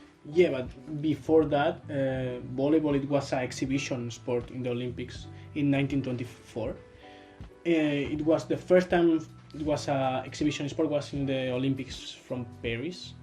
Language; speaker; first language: English; non-native, learner; Spanish